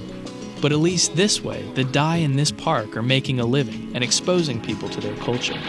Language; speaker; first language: English; native; English